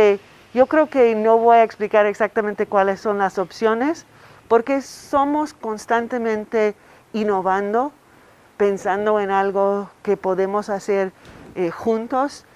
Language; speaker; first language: Spanish; non-native, fluent; English